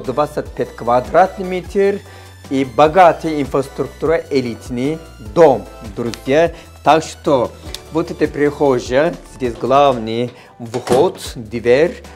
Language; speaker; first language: Russian; non-native, fluent; Turkish